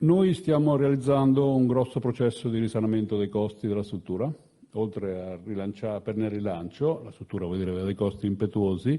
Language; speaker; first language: Italian; native; Italian